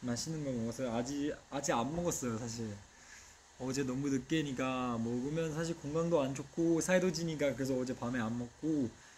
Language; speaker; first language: Korean; non-native, fluent; Chinese